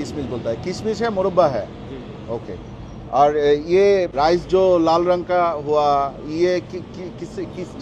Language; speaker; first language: Hindi; non-native, fluent; Bangla